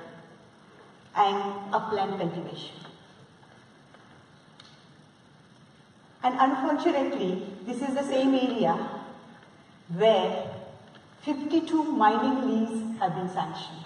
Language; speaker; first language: English; non-native, local second language; Marathi